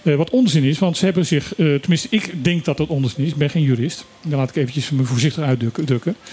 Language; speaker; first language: Dutch; non-native, local second language; Papiamento